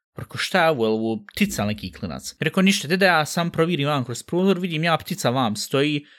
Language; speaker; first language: Bosnian; native; Bosnian